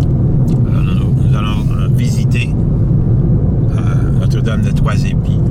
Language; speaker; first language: French; non-native, local second language; Haitian Creole